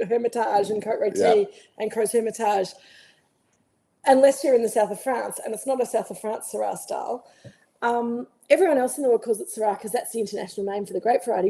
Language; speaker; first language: English; native; English